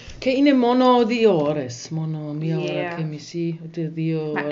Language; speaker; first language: Greek; non-native, learner; German